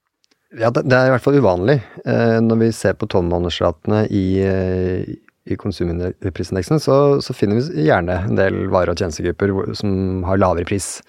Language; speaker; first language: Norwegian; native; Norwegian